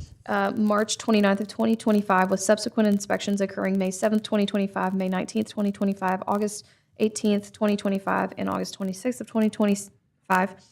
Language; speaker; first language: English; native; English